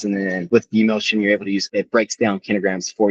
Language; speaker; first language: English; native; English